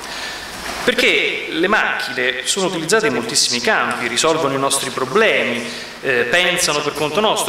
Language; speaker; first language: Italian; native; Italian